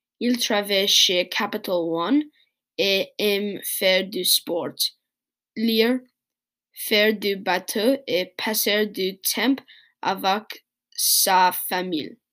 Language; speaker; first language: French; non-native, learner; English